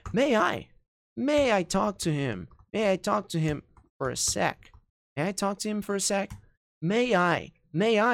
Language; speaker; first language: English; non-native, fluent; Portuguese